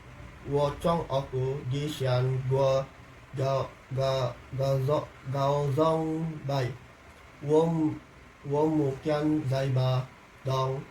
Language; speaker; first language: Chinese; non-native, learner; Indonesian